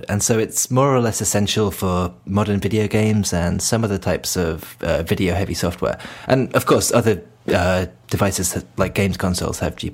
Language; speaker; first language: English; native; English